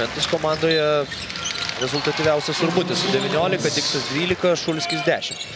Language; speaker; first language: Lithuanian; native; Lithuanian